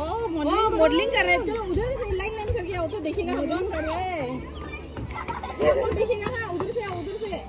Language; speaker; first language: Hindi; non-native, local second language; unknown